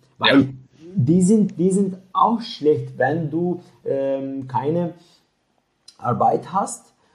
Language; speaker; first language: German; non-native, learner; Turkish